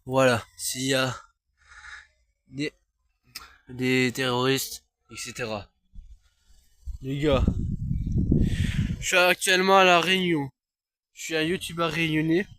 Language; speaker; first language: French; native; French